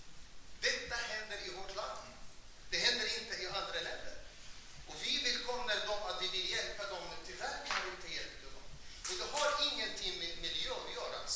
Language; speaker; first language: Swedish; non-native, fluent; Arabic